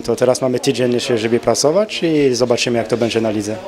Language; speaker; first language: Polish; non-native, learner; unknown